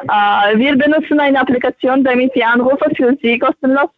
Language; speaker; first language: German; non-native, learner; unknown